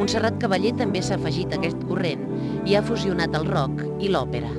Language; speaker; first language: Catalan; native; Catalan